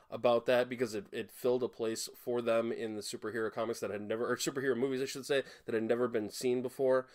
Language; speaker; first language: English; native; English